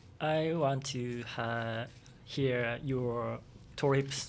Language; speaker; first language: English; non-native, learner; Japanese